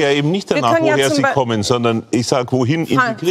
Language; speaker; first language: German; native; German